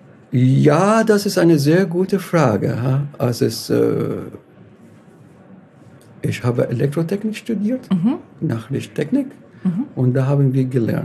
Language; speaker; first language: German; non-native, fluent; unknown